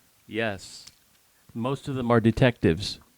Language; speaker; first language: English; native; English